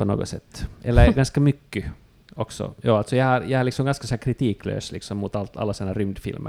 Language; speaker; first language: Swedish; non-native, local second language; Finnish